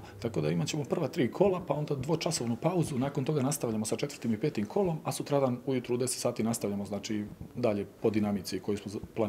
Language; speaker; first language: Serbian; native; Serbian